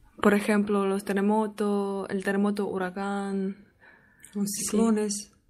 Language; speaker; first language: Spanish; non-native, learner; Russian